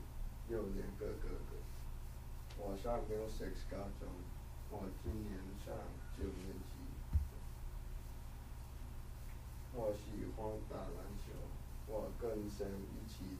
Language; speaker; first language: Chinese; non-native, learner; Thai